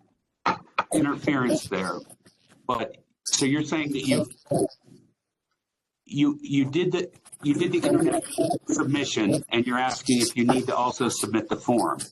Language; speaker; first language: English; native; English